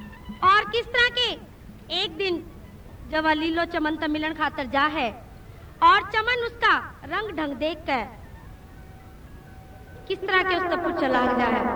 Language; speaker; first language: Hindi; non-native, local second language; Haryanvi